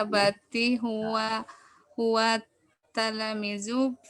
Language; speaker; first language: Arabic; non-native, learner; Indonesian